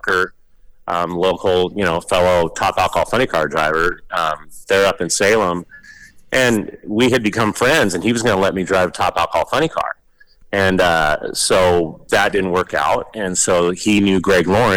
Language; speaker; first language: English; native; English